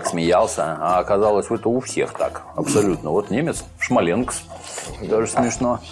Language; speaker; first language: Russian; native; Russian